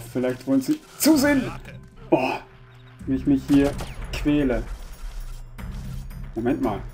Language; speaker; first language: German; native; German